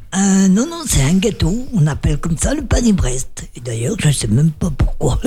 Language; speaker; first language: French; native; French